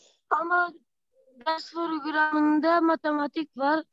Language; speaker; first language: Turkish; non-native, learner; Persian